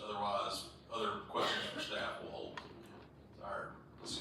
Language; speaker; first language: English; native; English